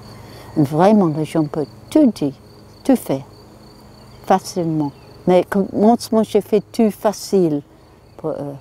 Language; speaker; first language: French; non-native, learner; English